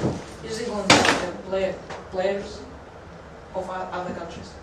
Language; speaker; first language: English; non-native, learner; Russian